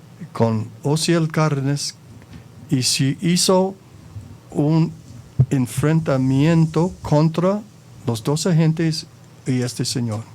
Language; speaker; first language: Spanish; non-native, fluent; English